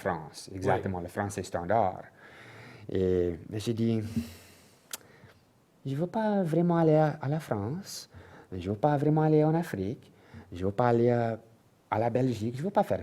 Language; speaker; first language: French; non-native, local second language; English